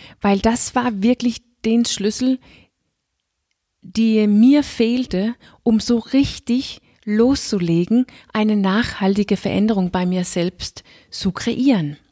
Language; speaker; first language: German; non-native, fluent; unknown